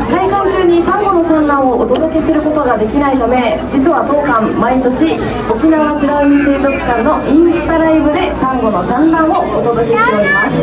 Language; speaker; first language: Japanese; native; Japanese